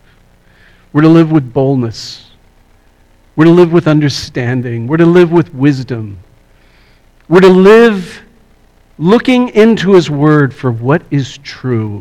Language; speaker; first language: English; native; English